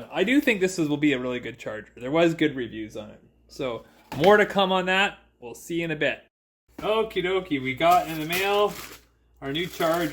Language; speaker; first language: English; native; English